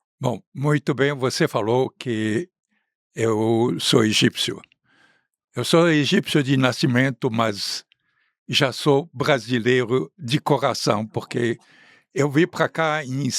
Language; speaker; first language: Portuguese; non-native, fluent; Arabic